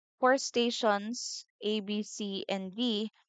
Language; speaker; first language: English; non-native, local second language; Cebuano